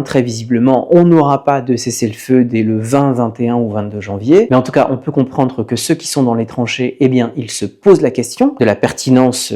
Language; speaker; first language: French; native; French